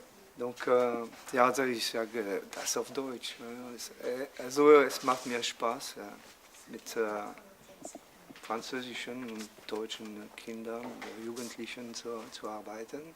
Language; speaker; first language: German; non-native, learner; French